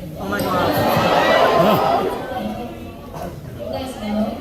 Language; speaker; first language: English; non-native, learner; Korean